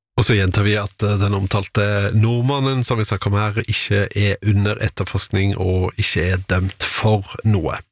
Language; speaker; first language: Norwegian; native; Norwegian